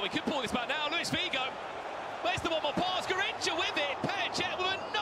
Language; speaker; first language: English; native; English